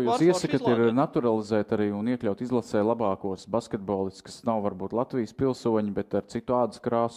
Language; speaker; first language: Latvian; native; Latvian